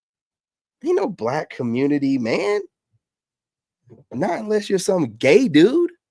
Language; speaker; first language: English; native; English